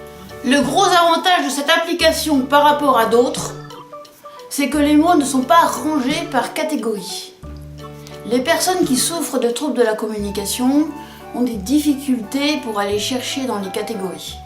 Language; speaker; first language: French; native; French